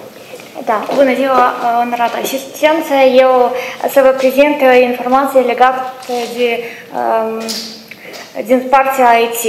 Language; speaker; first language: Romanian; non-native, local second language; Russian